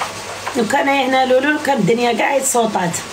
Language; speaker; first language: Arabic; native; Arabic